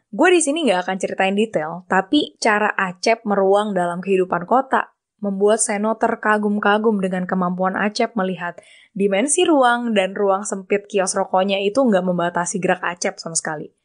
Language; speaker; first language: Indonesian; native; Indonesian